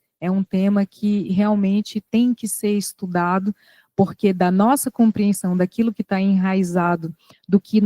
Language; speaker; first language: Portuguese; native; Portuguese